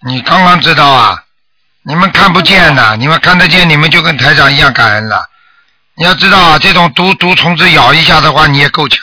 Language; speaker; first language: Chinese; native; Chinese